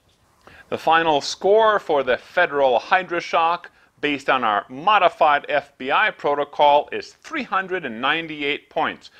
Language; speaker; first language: English; native; English